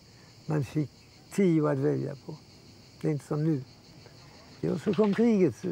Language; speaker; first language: Swedish; early bilingual, heritage; Swedish